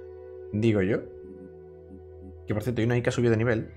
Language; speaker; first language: Spanish; native; Spanish